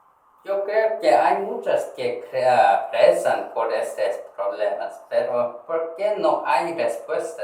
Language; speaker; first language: Spanish; non-native, learner; Korean